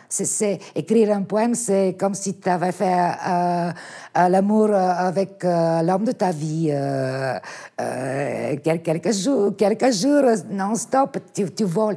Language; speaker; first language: French; non-native, fluent; Bulgarian